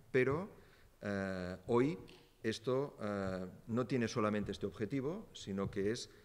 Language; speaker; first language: Spanish; native; Spanish